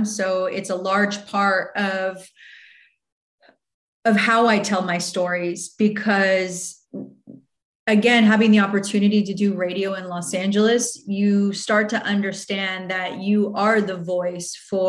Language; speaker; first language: English; native; English